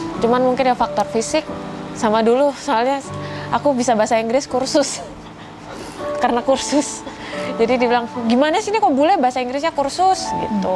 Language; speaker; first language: Indonesian; native; Indonesian